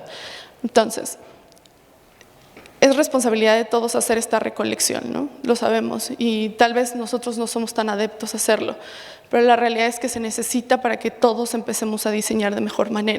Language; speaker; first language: Spanish; native; Spanish